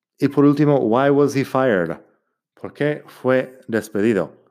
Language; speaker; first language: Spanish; non-native, fluent; English